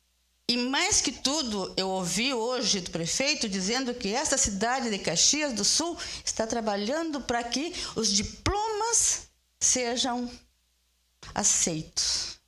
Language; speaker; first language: Portuguese; early bilingual, other home language; Spanish